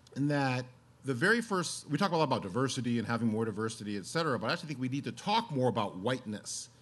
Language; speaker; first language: English; native; English